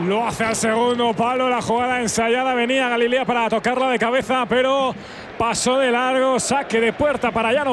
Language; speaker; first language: Spanish; native; Spanish